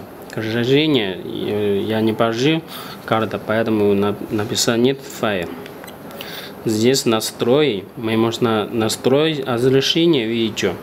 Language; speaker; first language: Russian; non-native, learner; Chinese